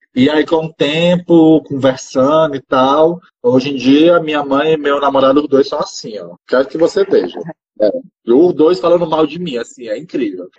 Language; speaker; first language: Portuguese; native; Portuguese